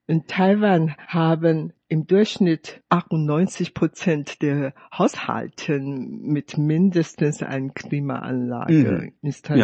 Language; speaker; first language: German; non-native, fluent; Chinese